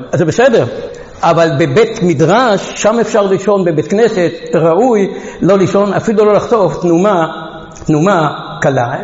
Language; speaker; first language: Hebrew; non-native, fluent; Hungarian